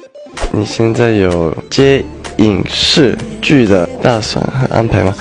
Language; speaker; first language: Chinese; early bilingual, heritage; Chinese